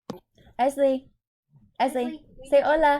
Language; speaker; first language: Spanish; non-native, learner; English